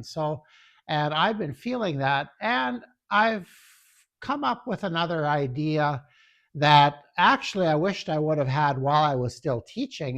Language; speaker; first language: English; native; English